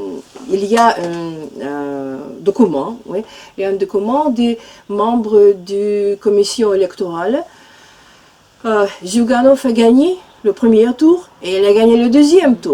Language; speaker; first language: French; non-native, fluent; Russian